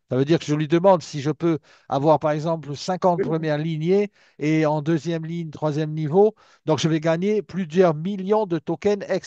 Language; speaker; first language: French; native; French